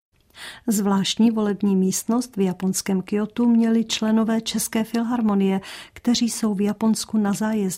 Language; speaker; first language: Czech; native; Czech